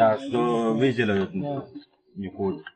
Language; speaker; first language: Russian; non-native, learner; Chinese